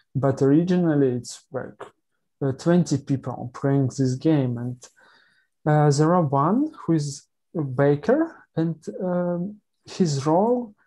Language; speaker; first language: English; non-native, learner; Ukrainian